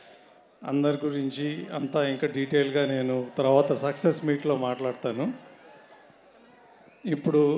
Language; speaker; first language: Telugu; native; Telugu